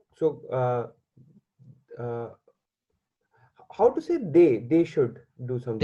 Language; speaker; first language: English; non-native, learner; Hindi